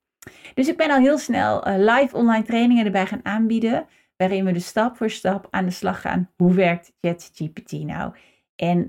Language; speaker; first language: Dutch; native; Dutch